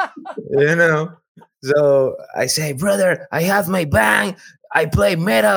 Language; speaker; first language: English; non-native, learner; Spanish